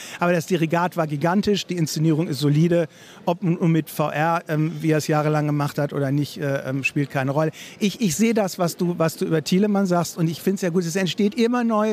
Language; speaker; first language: German; native; German